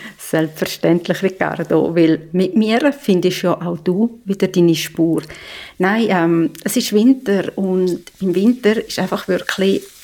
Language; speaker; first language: German; native; German